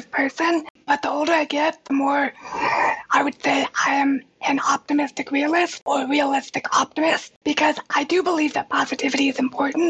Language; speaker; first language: English; native; English